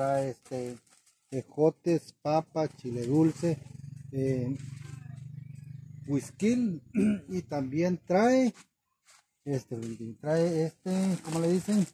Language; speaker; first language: Spanish; native; Spanish